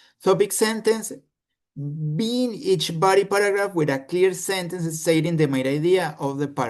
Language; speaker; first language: English; non-native, fluent; Spanish